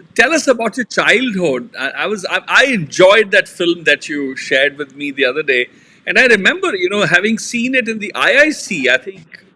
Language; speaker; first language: English; non-native, local second language; Punjabi